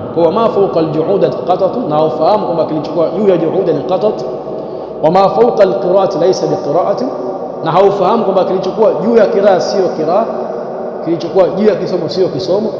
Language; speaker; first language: Swahili; native; Swahili